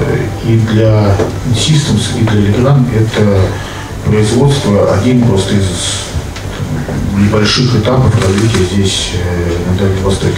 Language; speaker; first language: Russian; native; Russian